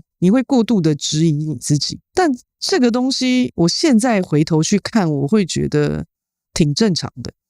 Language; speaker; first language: Chinese; native; Chinese